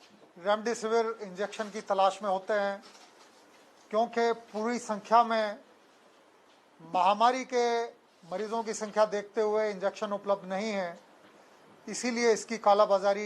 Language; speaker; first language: Hindi; non-native, local second language; Gujarati